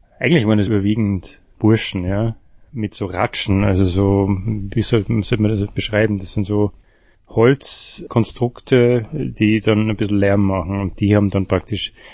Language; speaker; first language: German; native; German